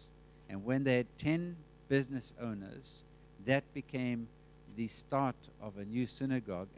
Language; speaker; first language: English; native; English